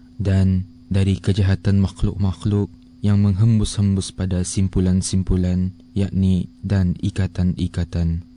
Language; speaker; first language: Malay; native; Malay